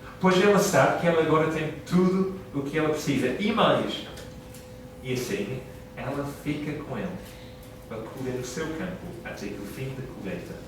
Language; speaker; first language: Portuguese; non-native, fluent; English